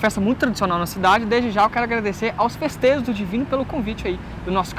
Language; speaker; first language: Portuguese; native; Portuguese